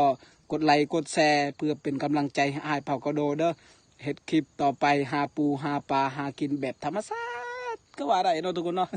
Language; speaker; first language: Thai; non-native, local second language; Northeastern Thai